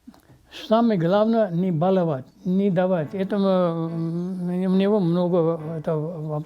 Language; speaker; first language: Russian; non-native, local second language; Armenian